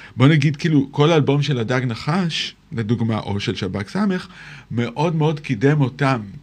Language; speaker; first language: Hebrew; native; Hebrew